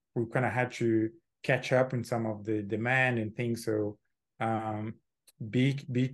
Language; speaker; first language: English; non-native, fluent; Portuguese